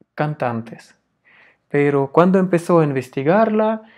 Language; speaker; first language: Spanish; non-native, fluent; Russian